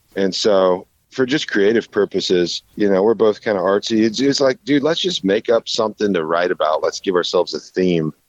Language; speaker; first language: English; native; English